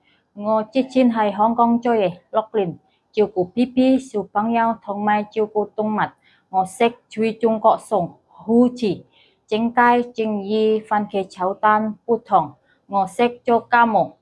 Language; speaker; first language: Cantonese; non-native, learner; Indonesian